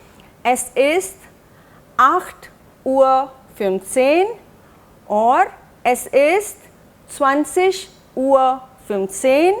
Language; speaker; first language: German; non-native, fluent; Hindi